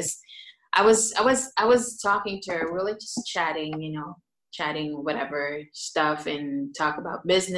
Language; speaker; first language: English; non-native, local second language; Filipino